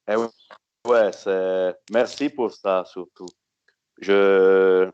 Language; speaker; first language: French; non-native, fluent; Italian